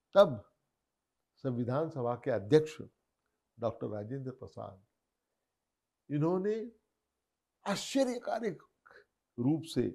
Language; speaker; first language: Hindi; non-native, local second language; Marathi